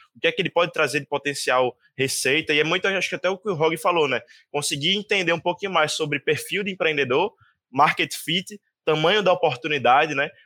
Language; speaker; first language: Portuguese; native; Portuguese